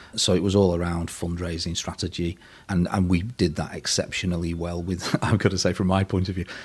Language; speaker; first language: English; native; English